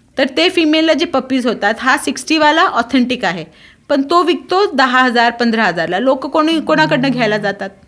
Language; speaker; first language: Marathi; non-native, local second language; Tulu